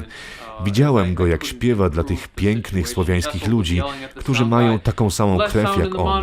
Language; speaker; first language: Polish; non-native, fluent; English